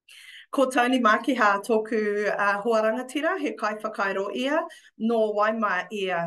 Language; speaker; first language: Māori; non-native, local second language; English